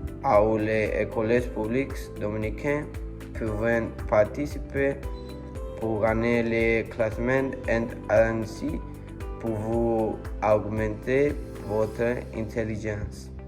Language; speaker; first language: French; non-native, learner; Spanish